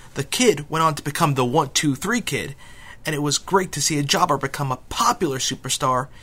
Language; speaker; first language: English; native; English